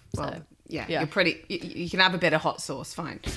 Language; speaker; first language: English; early bilingual, other home language; Albanian